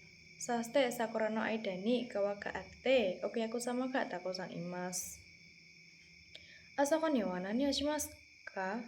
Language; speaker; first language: Japanese; non-native, learner; Indonesian